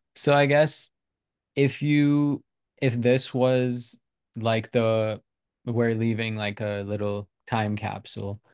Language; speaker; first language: English; non-native, local second language; Urdu